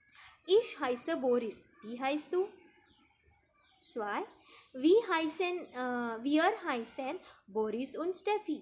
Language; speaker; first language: German; non-native, fluent; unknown